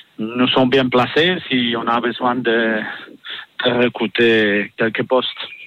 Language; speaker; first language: French; non-native, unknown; Catalan